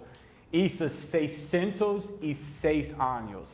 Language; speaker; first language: Portuguese; non-native, learner; English